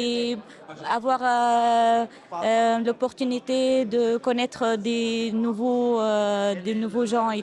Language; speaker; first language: French; non-native, fluent; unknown